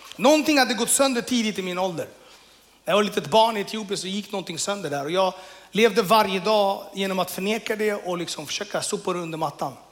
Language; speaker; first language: Swedish; early bilingual, other home language; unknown